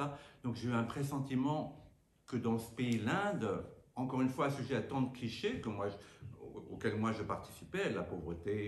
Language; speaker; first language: French; native; French